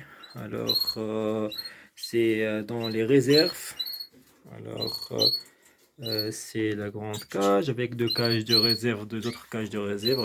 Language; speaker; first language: French; non-native, local second language; Arabic